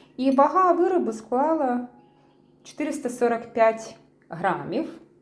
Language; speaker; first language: Ukrainian; non-native, local second language; Russian